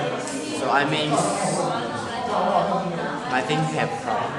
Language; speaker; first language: English; non-native, learner; Chinese